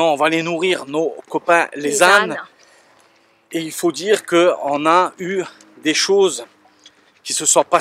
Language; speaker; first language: French; native; French